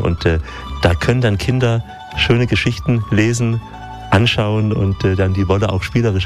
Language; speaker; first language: German; native; German